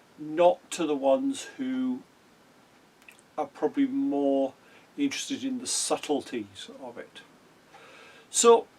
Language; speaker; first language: English; native; English